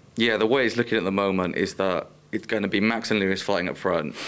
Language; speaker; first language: English; native; English